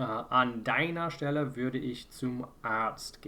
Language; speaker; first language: German; non-native, fluent; English